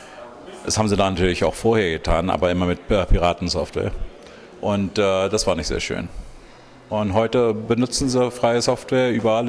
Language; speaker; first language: German; non-native, fluent; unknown